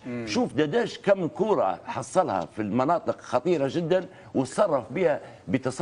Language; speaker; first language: Arabic; native; Arabic